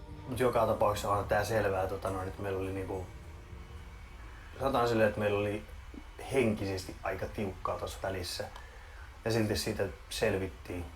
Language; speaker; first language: Finnish; native; Finnish